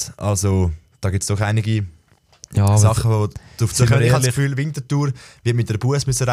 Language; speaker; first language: German; native; German